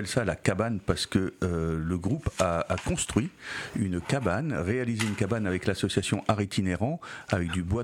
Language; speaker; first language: French; native; French